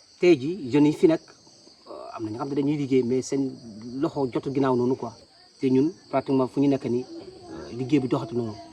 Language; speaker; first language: Wolof; non-native, local second language; Jola-Fonyi